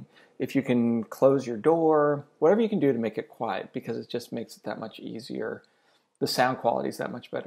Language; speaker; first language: English; native; English